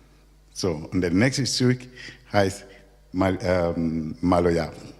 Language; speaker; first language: German; non-native, learner; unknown